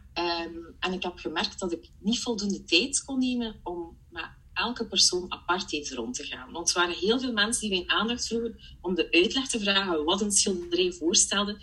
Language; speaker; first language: Dutch; early bilingual, other home language; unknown